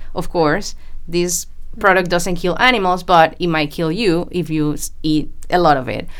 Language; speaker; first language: English; non-native, fluent; Spanish